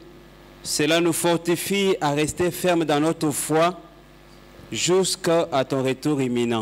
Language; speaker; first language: French; non-native, local second language; Lingala